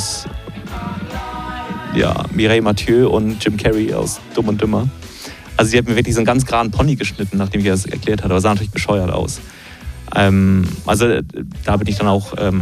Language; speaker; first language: German; native; German